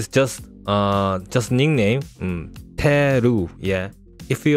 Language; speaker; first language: English; non-native, learner; Korean